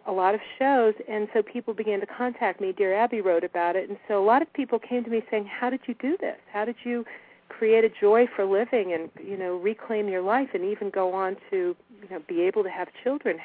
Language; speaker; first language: English; native; English